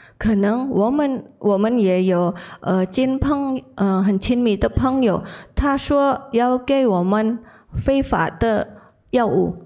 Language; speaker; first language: Chinese; non-native, learner; Indonesian